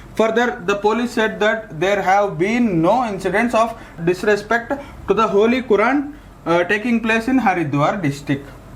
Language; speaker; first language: English; non-native, local second language; Telugu